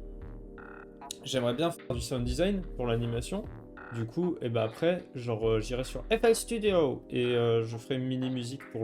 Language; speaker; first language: French; native; French